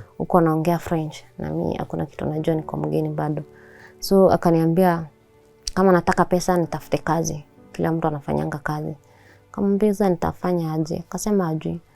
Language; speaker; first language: Swahili; native; Swahili